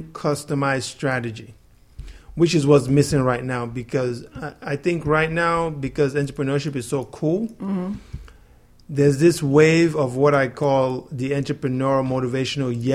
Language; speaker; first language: English; non-native, local second language; Yoruba